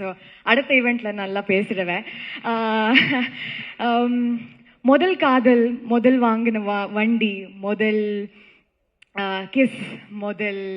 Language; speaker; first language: Tamil; non-native, learner; Kannada